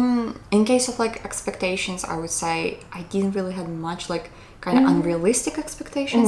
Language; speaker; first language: English; non-native, fluent; Russian